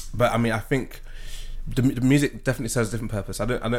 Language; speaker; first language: English; native; English